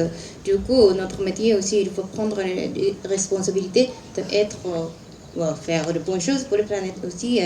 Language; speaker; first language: French; non-native, fluent; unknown